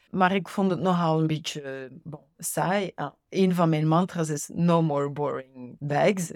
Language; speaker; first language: Dutch; native; Dutch